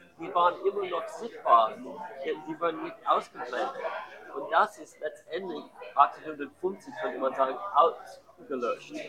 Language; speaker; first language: German; non-native, learner; English